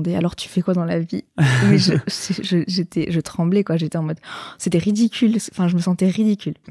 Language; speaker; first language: French; native; French